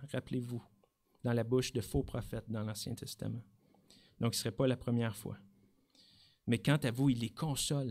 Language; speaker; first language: French; native; French